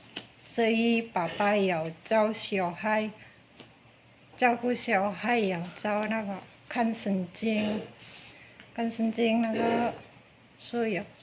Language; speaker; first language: Chinese; non-native, learner; Indonesian